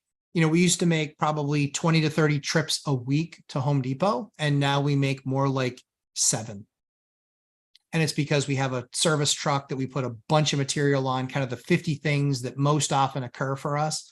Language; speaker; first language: English; native; English